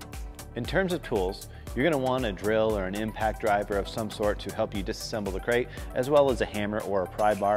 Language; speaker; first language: English; native; English